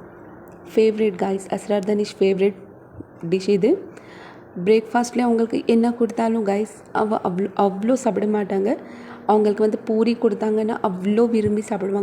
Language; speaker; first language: Tamil; non-native, local second language; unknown